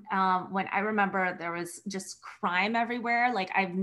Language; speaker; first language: English; early bilingual, other home language; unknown